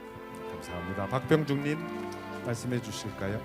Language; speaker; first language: Korean; native; Korean